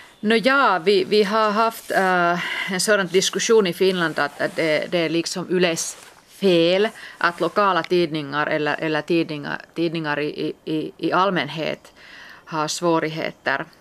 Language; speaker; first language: Swedish; non-native, local second language; Finnish